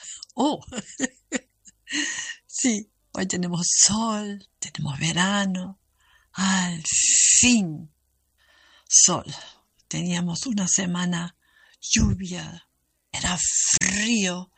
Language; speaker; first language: Spanish; non-native, fluent; German